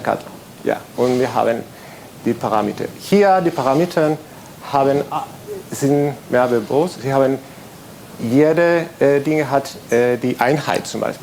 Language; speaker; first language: German; non-native, fluent; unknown